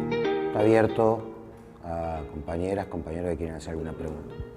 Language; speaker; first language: Spanish; native; Spanish